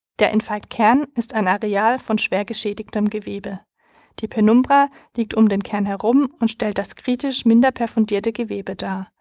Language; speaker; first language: German; native; German